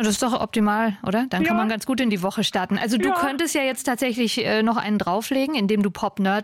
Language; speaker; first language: German; native; German